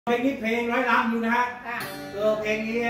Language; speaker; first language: Thai; native; Thai